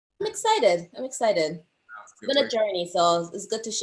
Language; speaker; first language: English; early bilingual, other home language; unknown